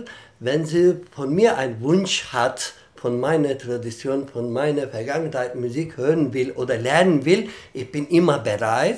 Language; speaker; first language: German; non-native, fluent; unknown